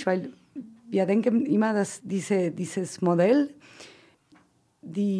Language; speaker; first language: German; non-native, fluent; Spanish